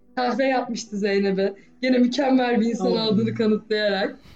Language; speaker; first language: Turkish; native; Turkish